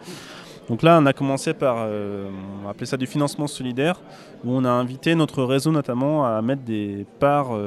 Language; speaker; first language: French; native; French